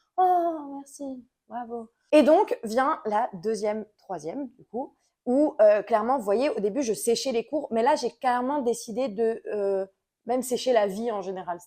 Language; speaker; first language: French; native; French